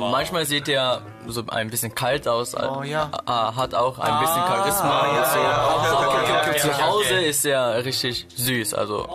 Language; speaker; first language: German; early bilingual, heritage; German